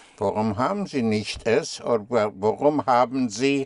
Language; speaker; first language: German; non-native, fluent; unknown